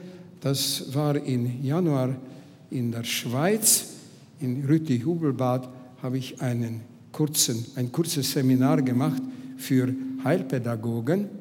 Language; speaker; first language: German; non-native, fluent; Hungarian